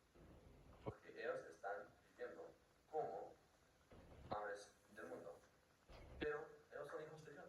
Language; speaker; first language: Spanish; non-native, fluent; English